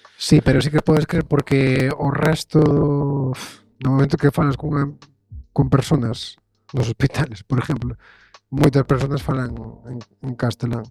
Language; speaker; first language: Galician; non-native, local second language; Spanish